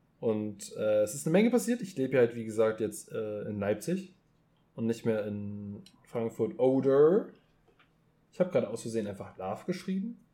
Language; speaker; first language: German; early bilingual, other home language; Polish